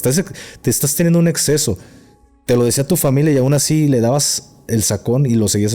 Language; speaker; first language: Spanish; native; Spanish